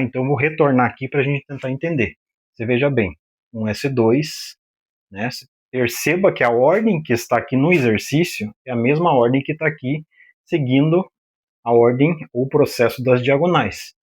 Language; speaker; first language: Portuguese; native; Portuguese